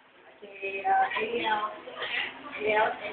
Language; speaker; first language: English; non-native, learner; Indonesian